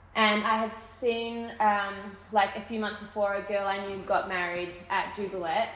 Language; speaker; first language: English; native; English